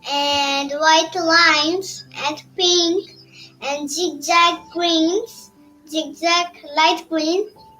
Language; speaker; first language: English; non-native, learner; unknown